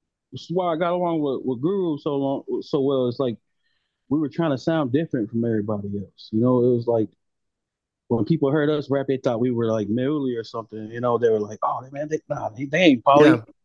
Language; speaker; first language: English; native; English